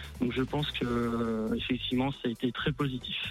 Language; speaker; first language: French; native; French